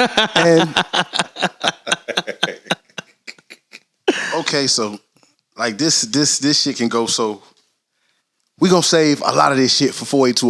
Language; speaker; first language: English; native; English